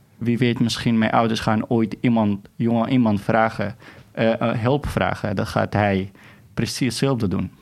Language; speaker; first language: Dutch; non-native, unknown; Arabic